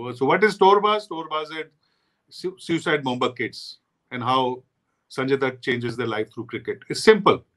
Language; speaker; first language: English; non-native, local second language; Hindi